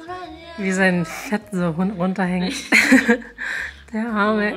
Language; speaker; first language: German; native; German